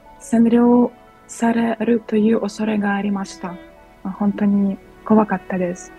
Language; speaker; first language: Japanese; non-native, fluent; Ukrainian